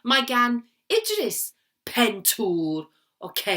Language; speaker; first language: Welsh; non-native, learner; English